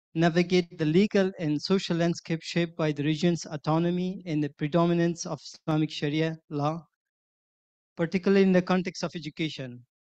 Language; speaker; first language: English; non-native, fluent; Persian